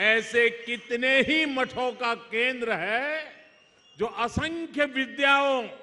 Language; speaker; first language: Hindi; non-native, local second language; Gujarati